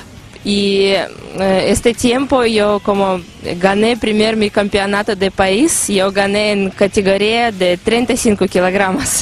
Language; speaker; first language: Spanish; non-native, learner; Russian